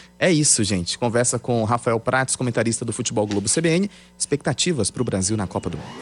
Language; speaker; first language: Portuguese; native; Portuguese